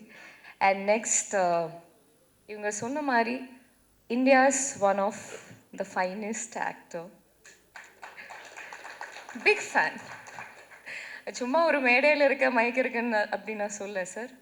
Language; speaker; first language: Tamil; non-native, fluent; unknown